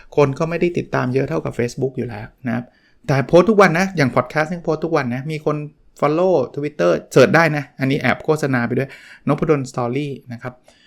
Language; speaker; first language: Thai; native; Thai